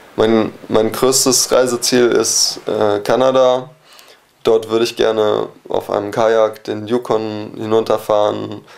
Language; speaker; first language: German; native; German